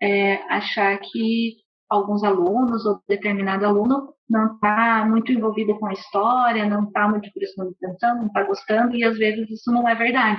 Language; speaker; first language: Portuguese; native; Portuguese